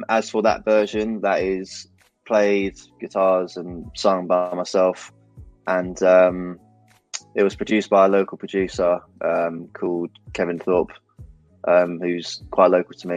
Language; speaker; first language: English; native; English